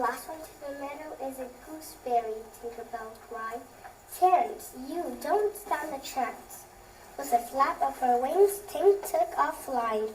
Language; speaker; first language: English; early bilingual, other home language; Vietnamese